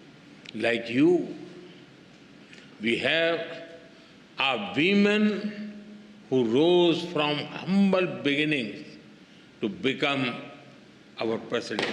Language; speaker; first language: English; non-native, local second language; Hindi